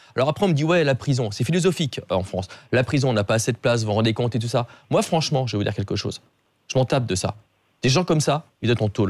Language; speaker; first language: French; native; French